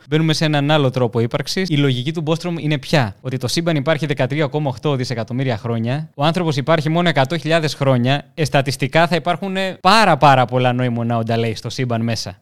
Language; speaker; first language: Greek; native; Greek